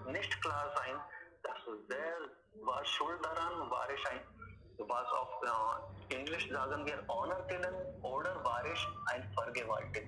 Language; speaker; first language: German; non-native, learner; Hindi